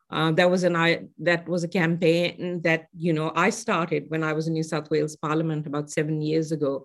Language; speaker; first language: English; non-native, local second language; Urdu